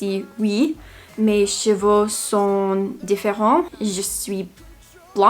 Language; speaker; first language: French; non-native, learner; English